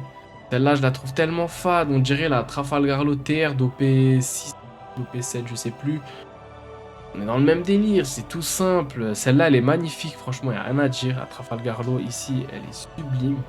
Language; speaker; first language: French; native; French